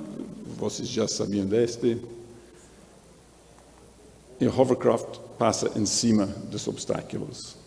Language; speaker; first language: Portuguese; non-native, learner; English